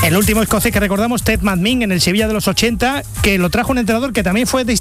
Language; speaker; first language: Spanish; native; Spanish